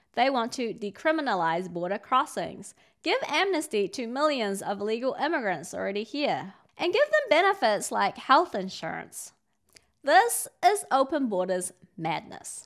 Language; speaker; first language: English; native; English